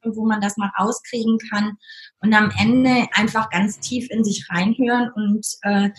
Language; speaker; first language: German; native; German